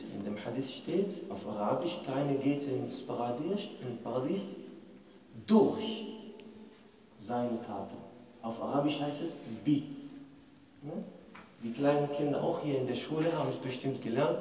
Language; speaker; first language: German; non-native, fluent; Arabic